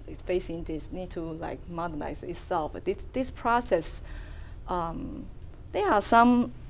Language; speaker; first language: English; non-native, fluent; Chinese